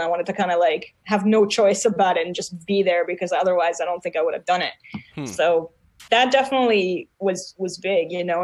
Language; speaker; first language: English; non-native, fluent; Hebrew